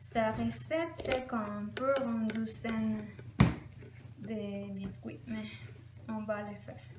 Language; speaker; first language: French; non-native, learner; Spanish